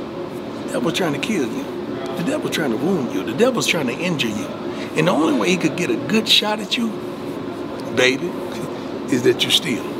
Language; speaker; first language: English; native; English